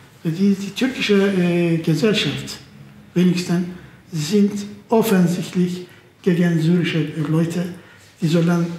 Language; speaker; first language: German; non-native, fluent; Turkish